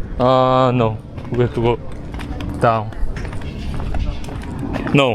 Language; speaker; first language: English; non-native, learner; Korean